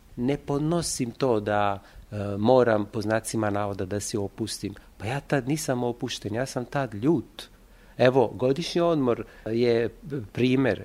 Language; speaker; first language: Serbian; non-native, fluent; Italian